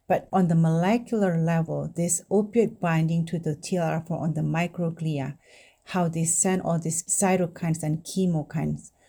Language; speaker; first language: English; non-native, fluent; Indonesian